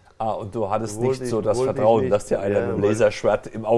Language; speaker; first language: German; native; German